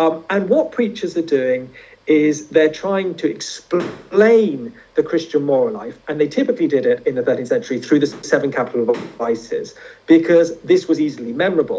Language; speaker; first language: English; native; English